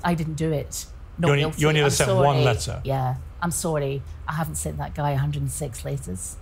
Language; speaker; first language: English; native; English